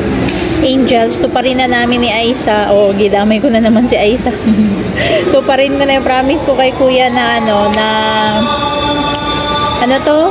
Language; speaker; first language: Filipino; non-native, local second language; Cebuano